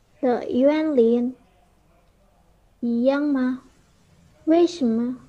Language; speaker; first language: Chinese; non-native, learner; Indonesian